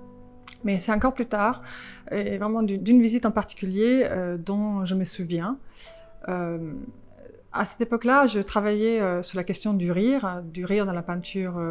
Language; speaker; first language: French; non-native, fluent; Italian